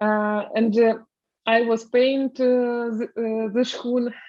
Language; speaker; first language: English; non-native, learner; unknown